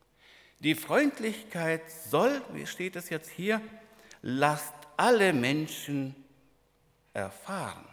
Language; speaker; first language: German; non-native, fluent; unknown